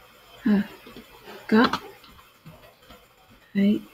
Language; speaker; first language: Japanese; non-native, fluent; Vietnamese